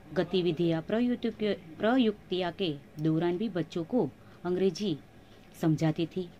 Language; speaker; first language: Hindi; non-native, local second language; Gujarati